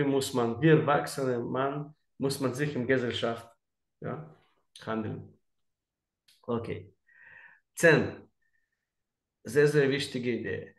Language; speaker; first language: German; non-native, learner; Russian